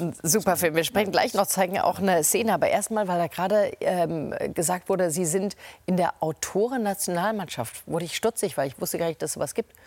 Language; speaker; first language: German; native; German